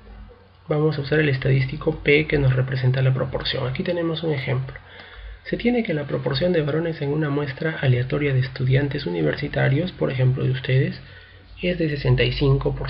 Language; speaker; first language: Spanish; native; Spanish